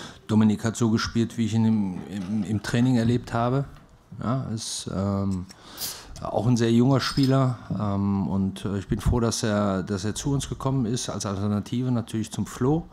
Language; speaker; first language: German; native; German